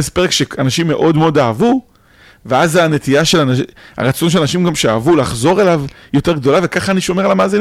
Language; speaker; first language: Hebrew; native; Hebrew